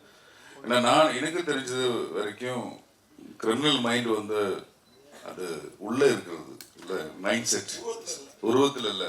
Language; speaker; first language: Tamil; non-native, learner; Malayalam